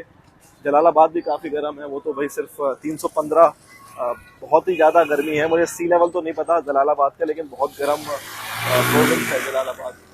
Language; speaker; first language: Hindi; native; Hindi